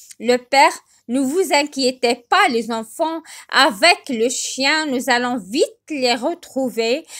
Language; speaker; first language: French; non-native, local second language; Arabic